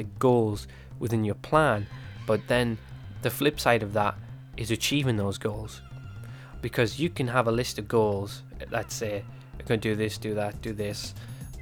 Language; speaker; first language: English; native; English